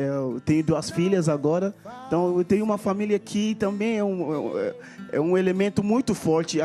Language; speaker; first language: Portuguese; non-native, fluent; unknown